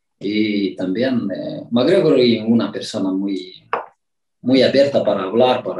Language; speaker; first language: Spanish; non-native, learner; Romanian